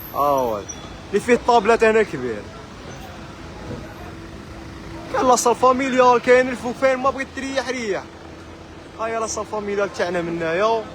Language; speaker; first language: Arabic; native; Arabic